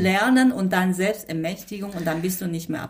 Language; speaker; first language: German; non-native, fluent; Chinese